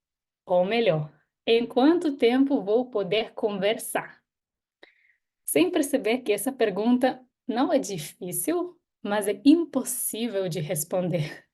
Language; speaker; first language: Portuguese; non-native, fluent; Hebrew